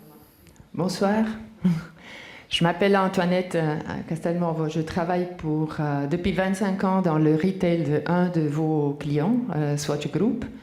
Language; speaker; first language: French; non-native, local second language; Italian